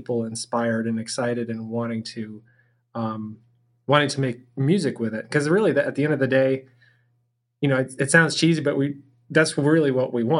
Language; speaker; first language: English; native; English